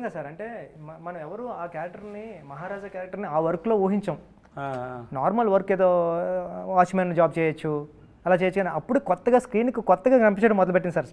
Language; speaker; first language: Telugu; native; Telugu